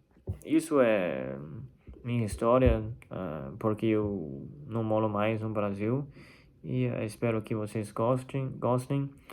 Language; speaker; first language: Portuguese; non-native, fluent; Chinese